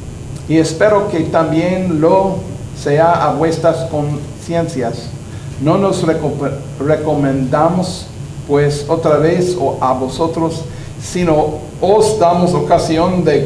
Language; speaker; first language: Spanish; non-native, learner; English